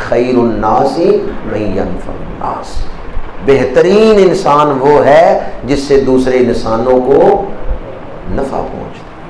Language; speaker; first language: Urdu; non-native, local second language; Punjabi